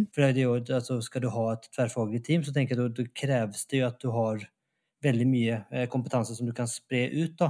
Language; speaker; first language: Norwegian; non-native, fluent; Swedish